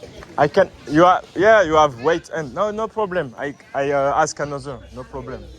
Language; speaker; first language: English; non-native, learner; French